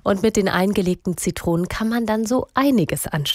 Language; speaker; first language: German; native; German